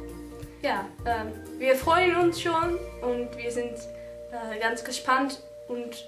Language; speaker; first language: German; non-native, fluent; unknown